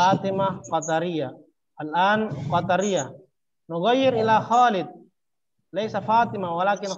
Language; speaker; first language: Arabic; non-native, fluent; Indonesian